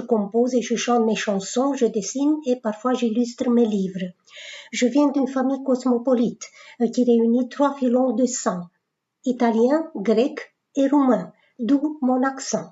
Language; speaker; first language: French; non-native, fluent; Romanian